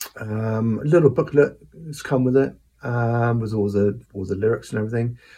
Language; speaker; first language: English; native; English